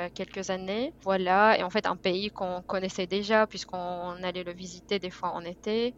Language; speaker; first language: French; non-native, fluent; Arabic